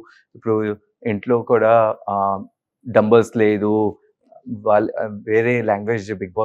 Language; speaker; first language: Telugu; non-native, learner; Hindi